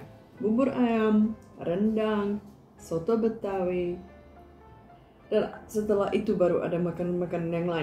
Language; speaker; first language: Indonesian; non-native, fluent; Czech